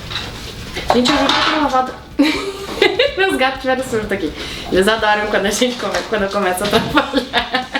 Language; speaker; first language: Portuguese; native; Portuguese